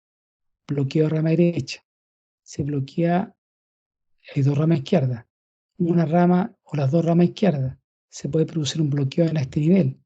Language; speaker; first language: Spanish; native; Spanish